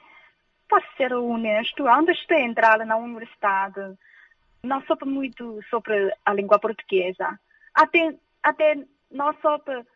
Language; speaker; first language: Portuguese; non-native, fluent; Chinese